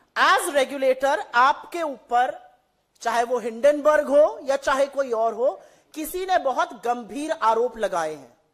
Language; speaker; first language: Hindi; native; Hindi